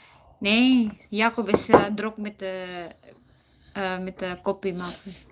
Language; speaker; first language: Dutch; non-native, learner; Filipino